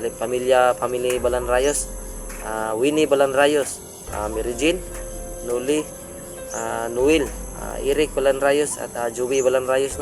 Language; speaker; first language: Filipino; non-native, local second language; Cebuano